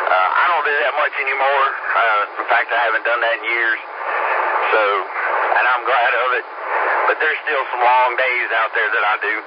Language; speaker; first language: English; native; English